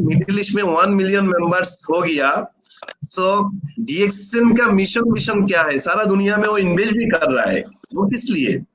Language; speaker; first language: Hindi; non-native, fluent; Bangla